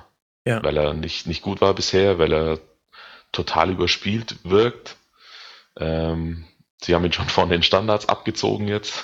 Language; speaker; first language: German; native; German